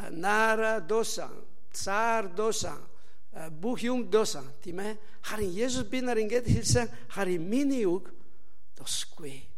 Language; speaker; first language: Mongolian; non-native, learner; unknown